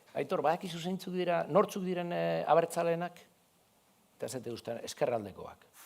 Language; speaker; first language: Basque; non-native, local second language; Spanish